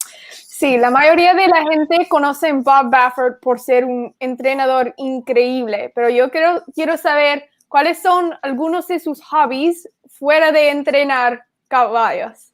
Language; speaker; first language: Spanish; non-native, fluent; English